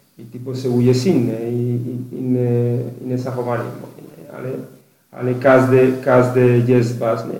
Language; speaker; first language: Polish; non-native, learner; Spanish